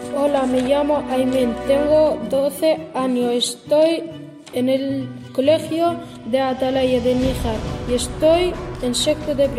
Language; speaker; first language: Spanish; early bilingual, other home language; Arabic